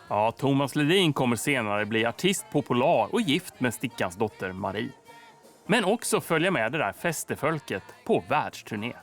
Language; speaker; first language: Swedish; native; Swedish